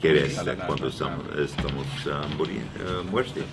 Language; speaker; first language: Spanish; non-native, learner; English